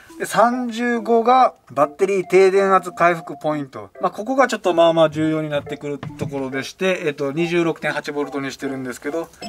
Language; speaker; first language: Japanese; native; Japanese